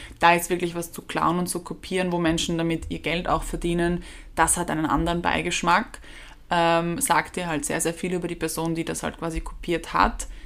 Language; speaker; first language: German; native; German